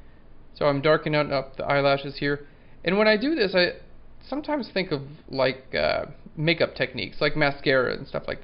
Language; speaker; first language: English; native; English